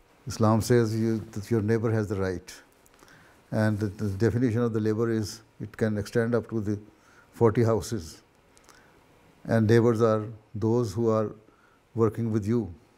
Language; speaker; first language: English; non-native, local second language; Urdu